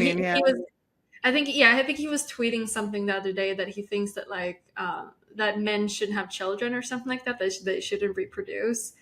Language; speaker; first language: English; non-native, fluent; Swedish